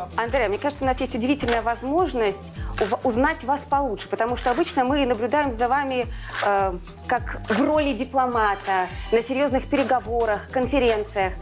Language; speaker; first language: Russian; native; Russian